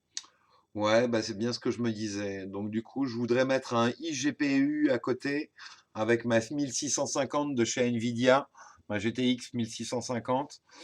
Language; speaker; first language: French; native; French